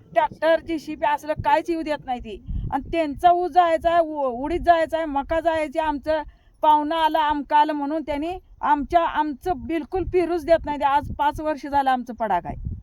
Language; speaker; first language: Marathi; native; Marathi